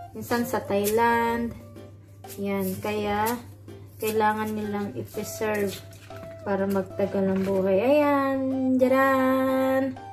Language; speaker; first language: Filipino; non-native, local second language; Iloko